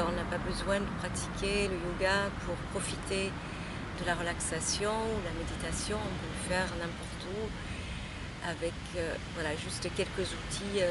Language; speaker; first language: French; non-native, fluent; English